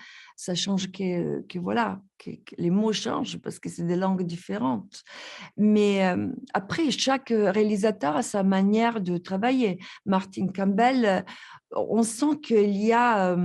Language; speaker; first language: French; non-native, fluent; Italian